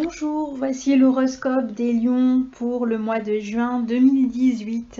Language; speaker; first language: French; native; French